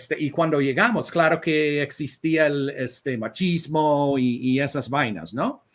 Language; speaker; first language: Spanish; non-native, fluent; English